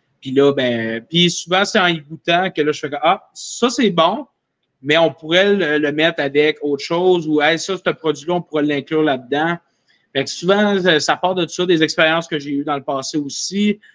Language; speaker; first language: French; native; French